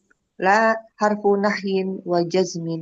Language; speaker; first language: Arabic; non-native, learner; Indonesian